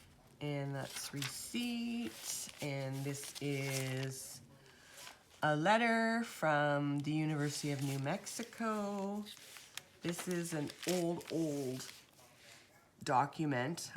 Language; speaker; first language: English; native; English